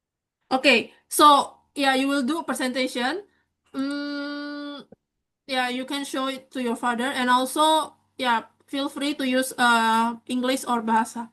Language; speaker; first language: English; non-native, fluent; Indonesian